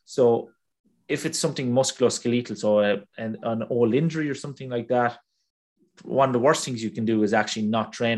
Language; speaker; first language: English; native; English